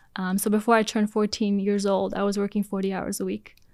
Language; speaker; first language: English; early bilingual, other home language; Polish